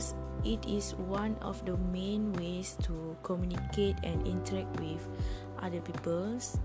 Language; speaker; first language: English; non-native, learner; Malay